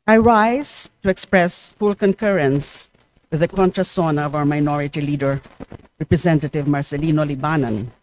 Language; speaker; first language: English; non-native, local second language; Filipino